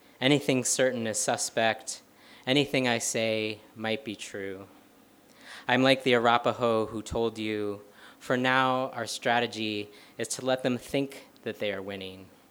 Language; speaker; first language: English; native; English